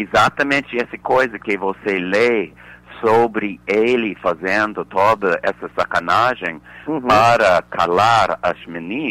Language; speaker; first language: Portuguese; non-native, fluent; English